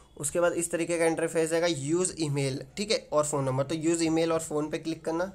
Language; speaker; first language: Hindi; native; Hindi